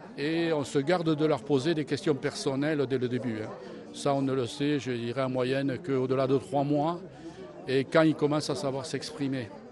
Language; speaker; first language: French; native; French